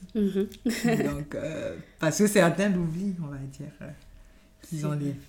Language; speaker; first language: French; non-native, local second language; Yoruba